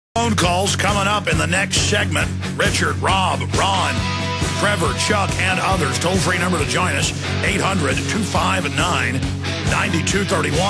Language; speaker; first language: English; native; English